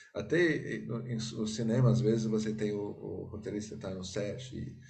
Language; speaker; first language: Portuguese; non-native, fluent; English